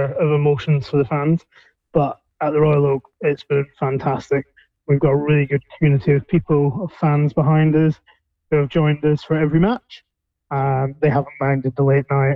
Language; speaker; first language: English; native; English